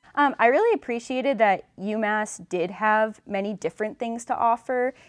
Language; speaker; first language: English; native; English